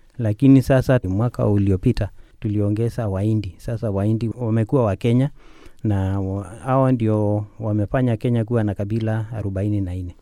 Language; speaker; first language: Swahili; non-native, local second language; Kamba